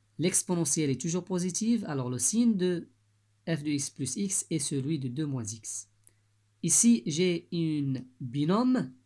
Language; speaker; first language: French; non-native, local second language; Arabic